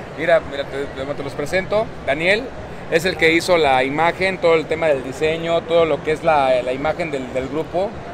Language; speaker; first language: Spanish; native; Spanish